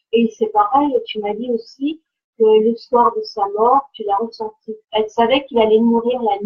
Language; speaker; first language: French; native; French